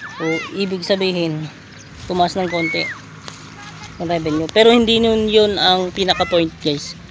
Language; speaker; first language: Filipino; non-native, local second language; Iloko